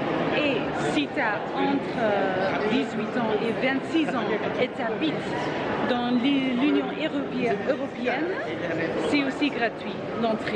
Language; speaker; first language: French; non-native, learner; Dutch